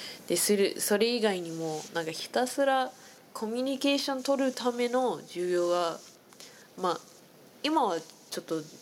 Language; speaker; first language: Japanese; non-native, fluent; English